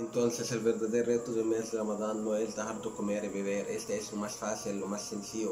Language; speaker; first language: Spanish; non-native, learner; Arabic